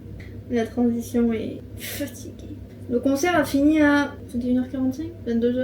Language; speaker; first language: French; native; French